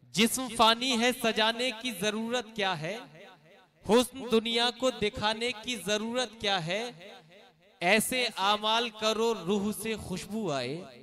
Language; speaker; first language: Urdu; native; Urdu